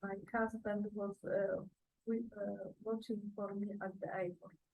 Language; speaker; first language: English; non-native, learner; Turkish